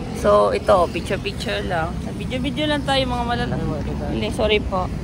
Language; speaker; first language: Filipino; non-native, local second language; Cebuano